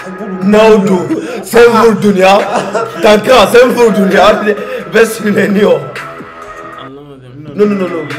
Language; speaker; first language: Turkish; non-native, learner; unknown